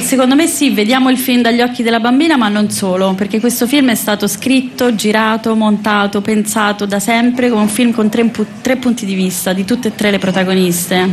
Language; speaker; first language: Italian; native; Italian